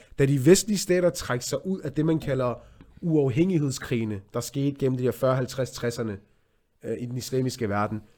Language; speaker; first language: Danish; early bilingual, other home language; Arabic